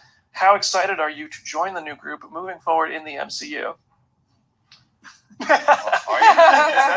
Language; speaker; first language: English; native; English